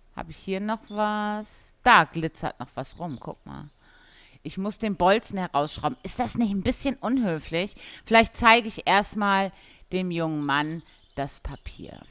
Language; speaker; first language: German; native; German